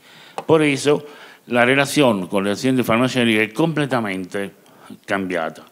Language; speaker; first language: Spanish; non-native, learner; Italian